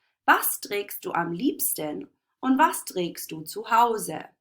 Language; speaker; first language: German; non-native, fluent; English